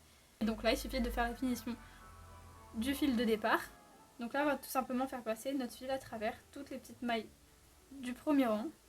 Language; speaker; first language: French; native; French